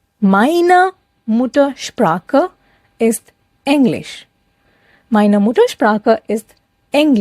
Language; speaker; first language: German; non-native, fluent; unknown